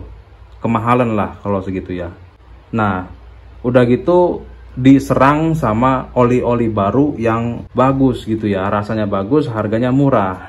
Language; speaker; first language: Indonesian; non-native, local second language; Sundanese